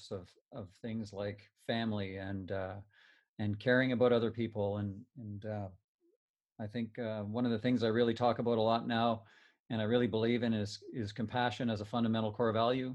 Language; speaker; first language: English; native; English